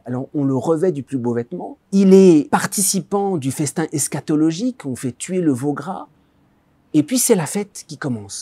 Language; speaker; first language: French; native; French